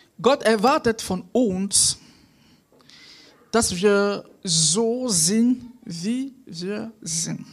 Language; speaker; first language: German; non-native, fluent; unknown